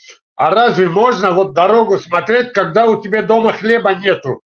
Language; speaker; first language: Russian; non-native, local second language; Tajik